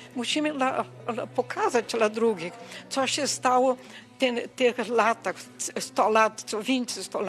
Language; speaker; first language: Polish; early bilingual, heritage; Portuguese